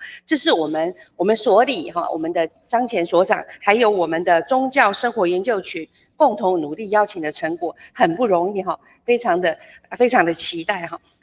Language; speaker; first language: Chinese; native; Chinese